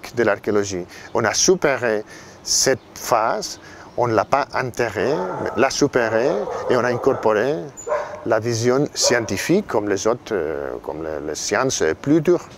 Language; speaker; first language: French; non-native, fluent; Catalan